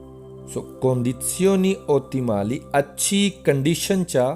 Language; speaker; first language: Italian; non-native, fluent; Punjabi